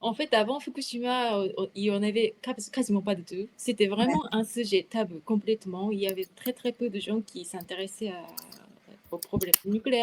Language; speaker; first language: French; non-native, fluent; Japanese